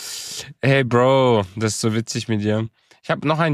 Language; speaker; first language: German; early bilingual, other home language; Romanian